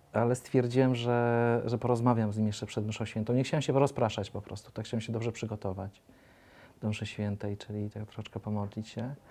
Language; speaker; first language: Polish; native; Polish